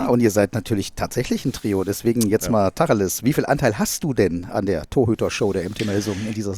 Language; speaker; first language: German; native; German